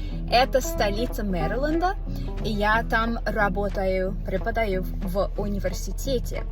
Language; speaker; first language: Russian; non-native, fluent; English